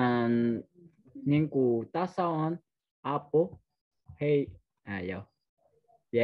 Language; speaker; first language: Finnish; non-native, learner; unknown